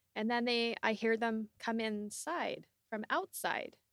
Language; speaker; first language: English; native; English